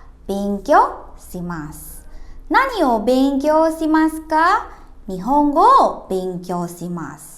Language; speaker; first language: Japanese; non-native, fluent; Indonesian